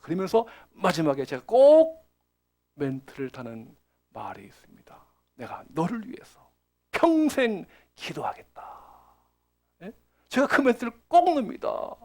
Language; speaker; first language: Korean; native; Korean